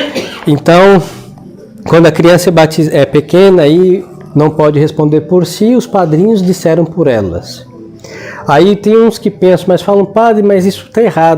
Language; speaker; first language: Portuguese; non-native, fluent; Spanish